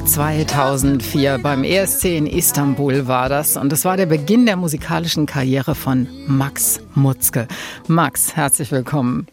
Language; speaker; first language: German; native; German